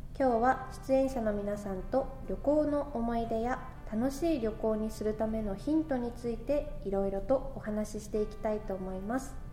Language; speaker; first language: Japanese; native; Japanese